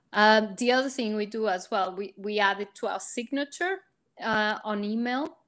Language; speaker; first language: English; non-native, fluent; Portuguese